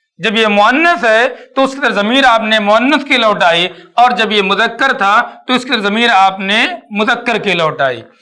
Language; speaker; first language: Urdu; native; Urdu